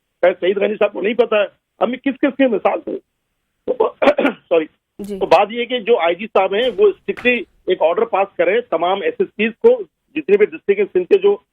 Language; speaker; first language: Urdu; native; Urdu